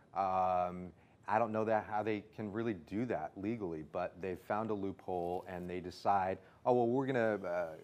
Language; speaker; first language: English; native; English